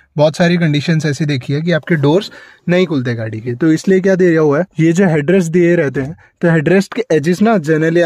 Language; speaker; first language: Hindi; native; Hindi